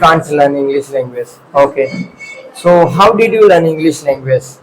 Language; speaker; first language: English; non-native, fluent; Hindi